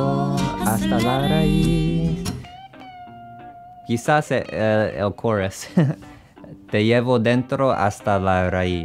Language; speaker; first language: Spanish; non-native, learner; English